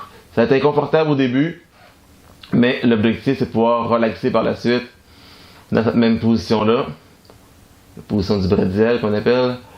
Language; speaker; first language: French; native; French